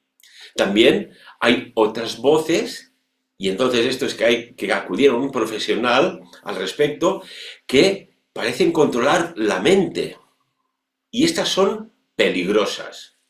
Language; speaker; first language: Spanish; non-native, local second language; Catalan